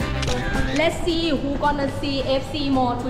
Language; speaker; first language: English; non-native, learner; Thai